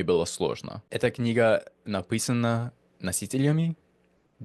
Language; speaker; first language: Russian; non-native, fluent; English